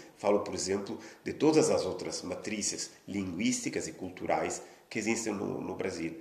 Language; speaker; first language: Portuguese; non-native, fluent; Italian